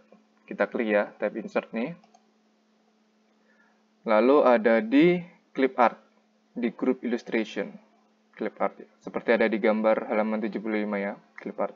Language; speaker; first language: Indonesian; native; Indonesian